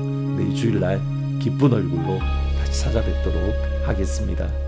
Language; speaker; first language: Korean; native; Korean